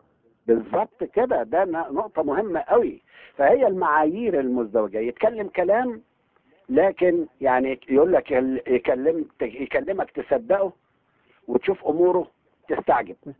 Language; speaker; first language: Arabic; native; Arabic